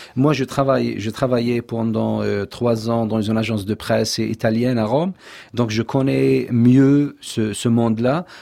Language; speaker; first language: French; non-native, local second language; Kabyle